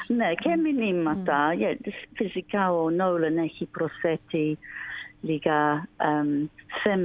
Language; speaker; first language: Greek; non-native, learner; English